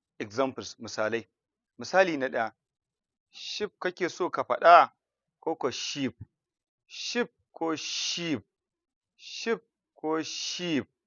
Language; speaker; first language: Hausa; native; Hausa